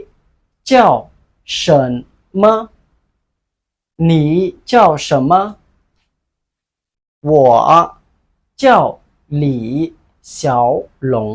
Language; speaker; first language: Chinese; non-native, fluent; Khmer